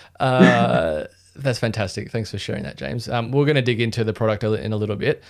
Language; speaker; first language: English; native; English